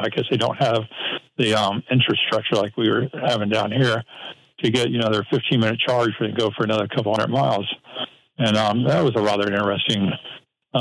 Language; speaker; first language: English; native; English